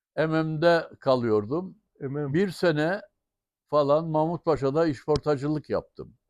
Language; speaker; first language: Turkish; native; Turkish